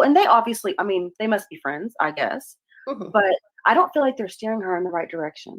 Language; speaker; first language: English; native; English